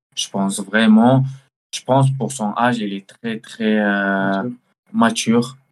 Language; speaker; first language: French; early bilingual, other home language; Chechen